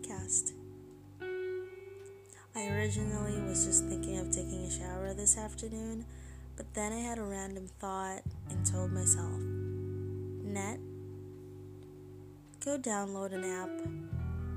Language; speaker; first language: English; non-native, local second language; Filipino